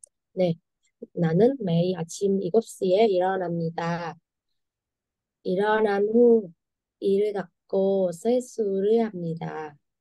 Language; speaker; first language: Korean; non-native, learner; Vietnamese